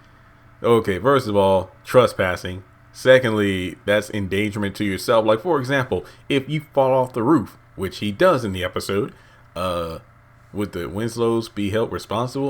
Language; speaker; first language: English; native; English